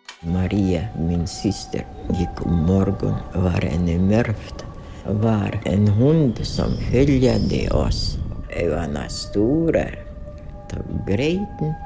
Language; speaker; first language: Swedish; early bilingual, heritage; Swedish